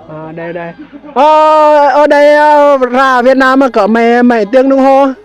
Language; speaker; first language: Vietnamese; non-native, learner; Thai